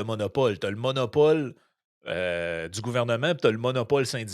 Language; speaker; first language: French; native; French